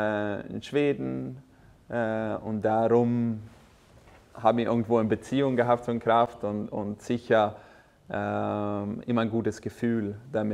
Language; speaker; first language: German; non-native, fluent; Swedish